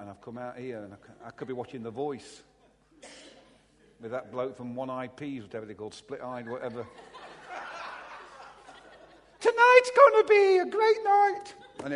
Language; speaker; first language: English; native; English